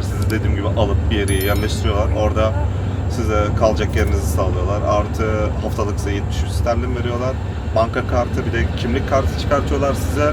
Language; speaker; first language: Turkish; native; Turkish